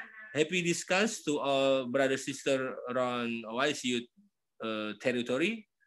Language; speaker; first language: English; non-native, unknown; Indonesian